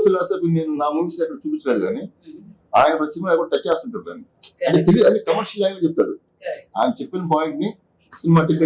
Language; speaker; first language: Telugu; native; Telugu